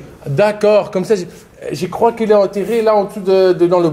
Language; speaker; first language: French; early bilingual, other home language; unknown